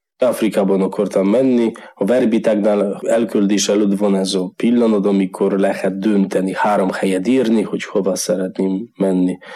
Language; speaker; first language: Hungarian; non-native, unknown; Polish